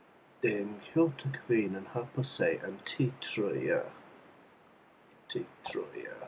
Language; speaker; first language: Swedish; non-native, learner; English